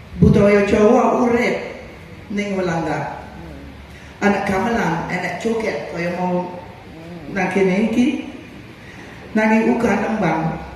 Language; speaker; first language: Javanese; early bilingual, heritage; Javanese